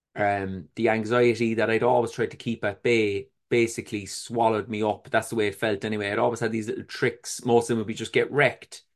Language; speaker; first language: English; native; English